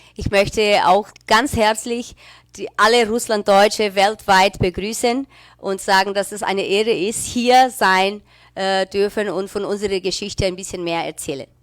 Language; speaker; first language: German; native; German